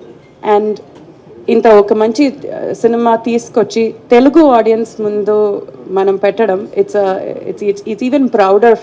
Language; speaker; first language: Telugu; non-native, fluent; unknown